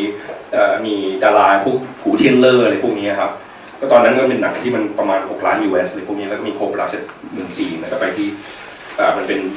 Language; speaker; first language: Thai; early bilingual, heritage; Thai